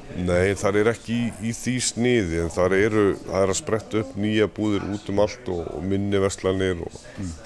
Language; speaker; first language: Icelandic; early bilingual, heritage; Icelandic